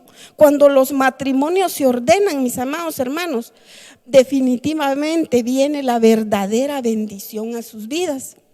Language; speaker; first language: Spanish; native; Spanish